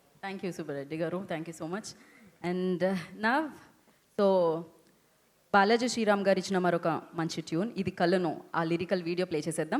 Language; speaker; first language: Telugu; native; Telugu